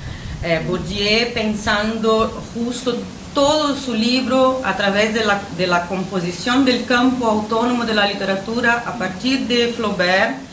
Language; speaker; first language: Spanish; non-native, fluent; Portuguese